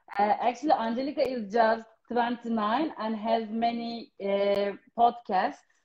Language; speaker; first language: English; non-native, fluent; Turkish